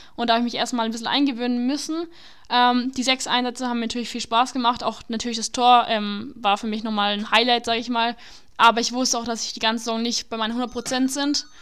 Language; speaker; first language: German; native; German